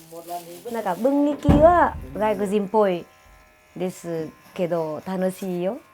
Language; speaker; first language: Japanese; non-native, learner; Vietnamese